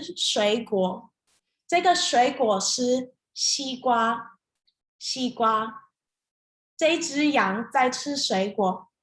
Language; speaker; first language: Chinese; non-native, learner; English